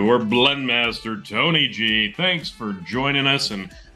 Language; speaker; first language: English; native; English